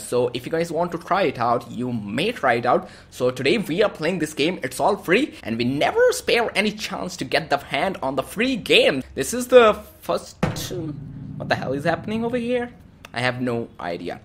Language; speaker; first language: English; non-native, local second language; Punjabi